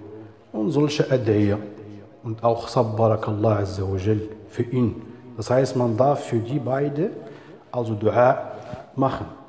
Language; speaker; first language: German; non-native, fluent; Arabic